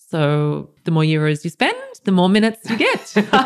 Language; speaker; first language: English; native; English